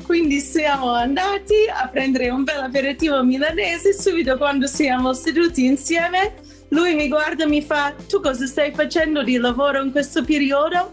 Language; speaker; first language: Italian; non-native, fluent; English